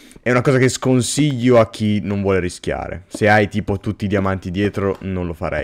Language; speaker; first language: Italian; native; Italian